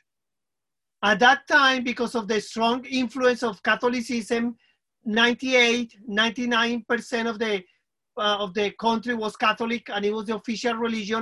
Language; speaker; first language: English; non-native, fluent; Spanish